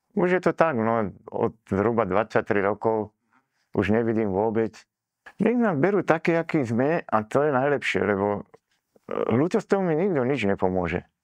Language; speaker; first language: Slovak; native; Slovak